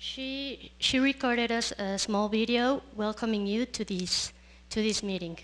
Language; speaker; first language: English; non-native, fluent; Spanish